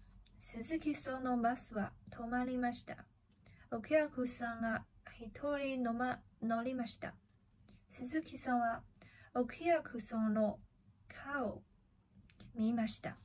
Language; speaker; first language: Japanese; non-native, learner; Chinese